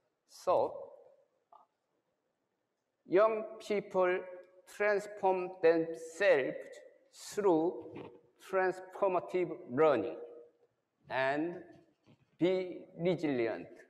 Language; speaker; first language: English; non-native, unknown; Korean